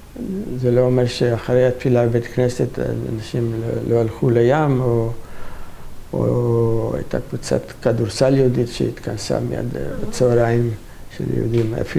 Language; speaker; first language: Hebrew; non-native, fluent; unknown